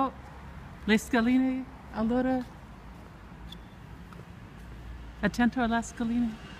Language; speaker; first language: Italian; non-native, learner; English